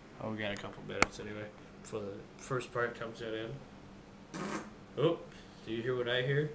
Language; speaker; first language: English; native; English